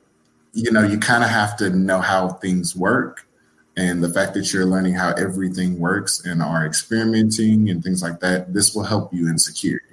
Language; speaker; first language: English; native; English